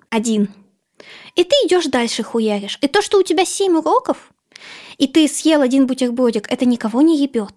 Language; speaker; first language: Russian; native; Russian